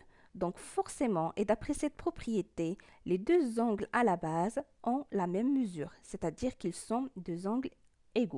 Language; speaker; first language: French; non-native, local second language; Arabic